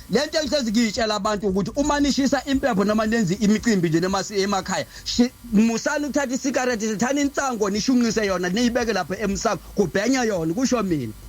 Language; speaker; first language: Zulu; non-native, local second language; Xhosa